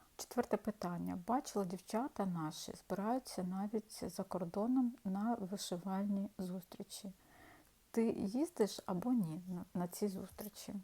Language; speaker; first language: Ukrainian; non-native, local second language; Russian